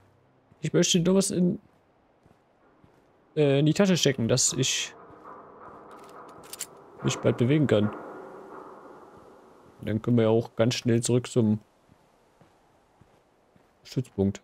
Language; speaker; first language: German; native; German